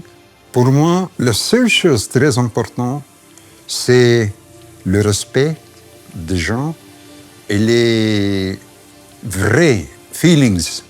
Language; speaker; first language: French; non-native, fluent; Arabic